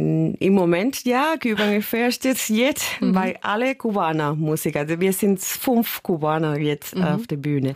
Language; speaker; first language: German; non-native, learner; Spanish